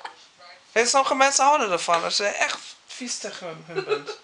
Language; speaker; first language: Dutch; non-native, fluent; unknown